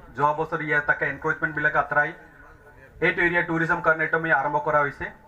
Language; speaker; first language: Assamese; non-native, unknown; Tamil